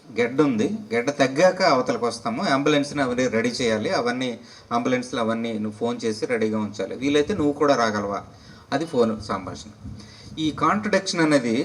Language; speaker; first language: Telugu; non-native, local second language; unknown